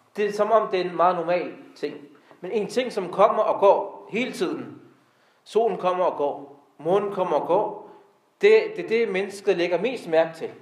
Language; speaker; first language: Danish; early bilingual, other home language; Arabic